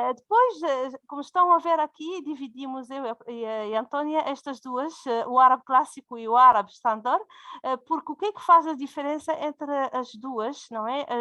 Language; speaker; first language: Portuguese; non-native, fluent; Berber languages